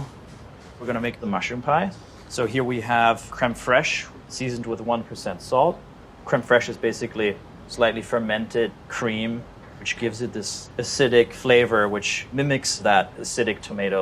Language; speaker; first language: English; native; English